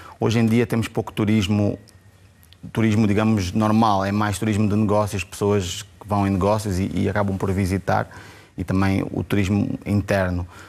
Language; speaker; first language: Portuguese; native; Portuguese